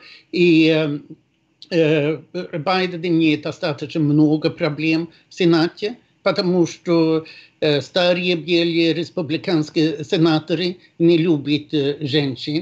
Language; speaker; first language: Russian; non-native, fluent; Swedish